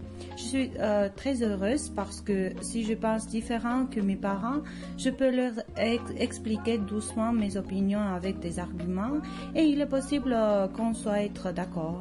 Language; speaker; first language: French; non-native, learner; Georgian